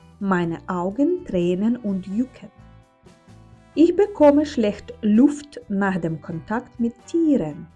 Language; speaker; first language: German; non-native, fluent; Ukrainian